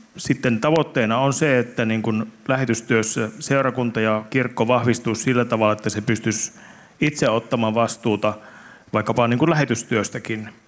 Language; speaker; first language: Finnish; native; Finnish